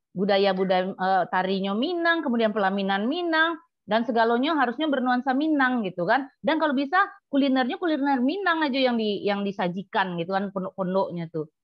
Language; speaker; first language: Indonesian; non-native, local second language; Minangkabau